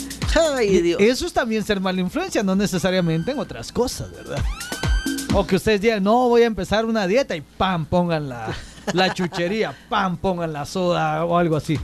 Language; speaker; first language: Spanish; native; Spanish